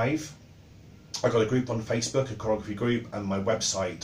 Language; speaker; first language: English; native; English